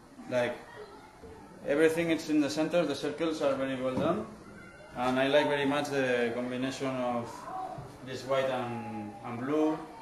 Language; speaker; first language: English; non-native, fluent; Spanish